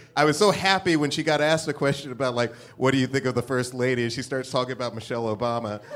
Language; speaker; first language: English; native; English